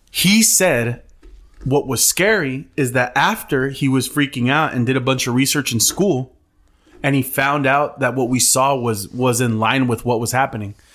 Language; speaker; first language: English; early bilingual, other home language; Spanish